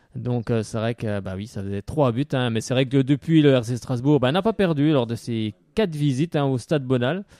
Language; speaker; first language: French; native; French